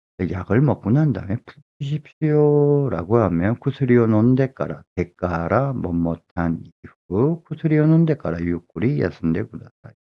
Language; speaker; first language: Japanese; non-native, fluent; Korean